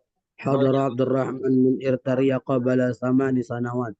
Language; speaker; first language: Arabic; non-native, learner; Indonesian